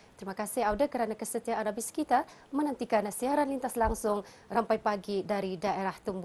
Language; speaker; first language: Malay; native; Malay